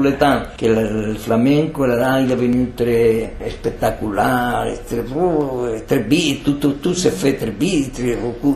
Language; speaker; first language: French; non-native, fluent; Spanish